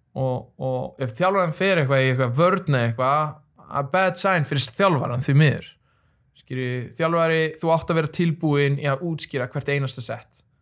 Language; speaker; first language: Icelandic; early bilingual, other home language; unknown